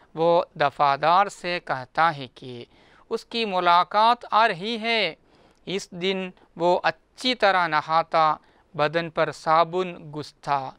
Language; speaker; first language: Hindi; non-native, local second language; Malayalam